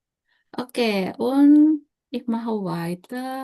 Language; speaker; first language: German; non-native, fluent; Indonesian